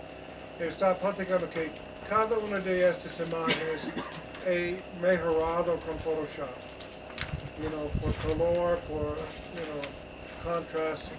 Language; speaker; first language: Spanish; non-native, learner; English